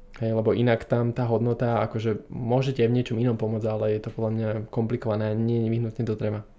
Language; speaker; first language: Slovak; native; Slovak